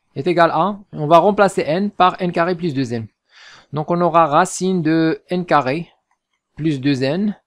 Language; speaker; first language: French; non-native, local second language; Arabic